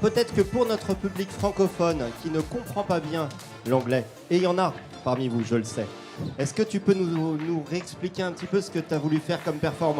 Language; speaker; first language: French; native; French